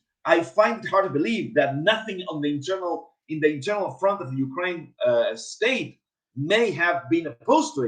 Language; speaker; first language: English; non-native, fluent; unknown